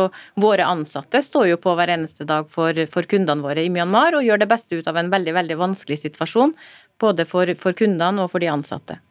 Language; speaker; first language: Norwegian; native; Norwegian